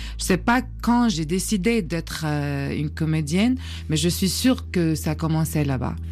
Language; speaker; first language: French; non-native, fluent; Arabic